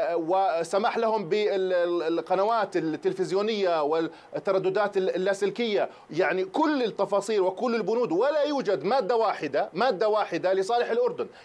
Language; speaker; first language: Arabic; native; Arabic